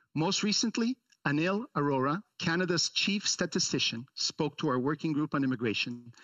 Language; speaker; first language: English; early bilingual, other home language; Italian